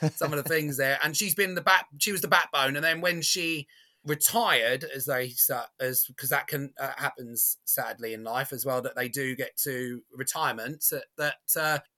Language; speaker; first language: English; native; English